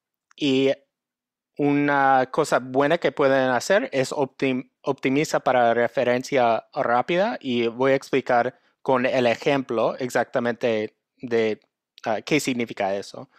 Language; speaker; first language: Spanish; non-native, fluent; English